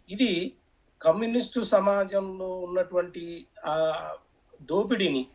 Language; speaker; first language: Telugu; native; Telugu